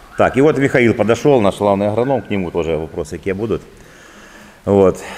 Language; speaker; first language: Russian; native; Russian